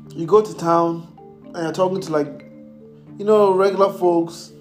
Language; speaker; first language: English; non-native, local second language; Akan